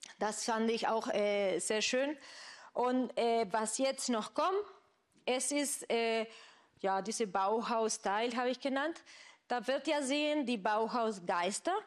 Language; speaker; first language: German; non-native, fluent; Spanish